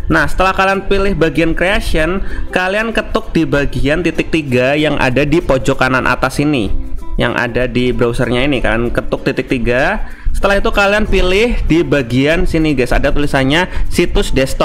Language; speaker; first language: Indonesian; native; Indonesian